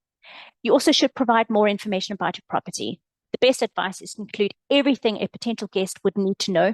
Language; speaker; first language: English; native; English